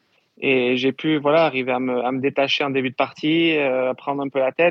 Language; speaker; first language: French; native; French